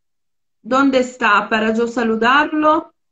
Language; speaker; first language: Spanish; non-native, fluent; Italian